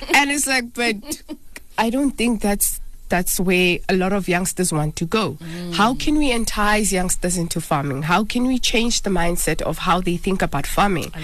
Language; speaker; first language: English; non-native, local second language; Zulu